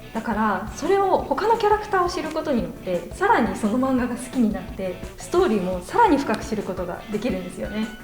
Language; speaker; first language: Japanese; native; Japanese